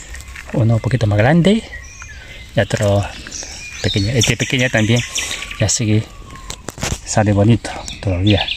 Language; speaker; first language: Spanish; non-native, learner; Chinese